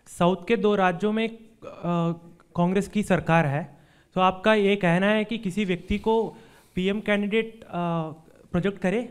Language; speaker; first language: Hindi; native; Hindi